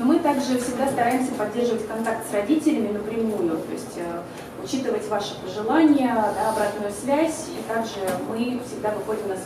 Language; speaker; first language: Russian; native; Russian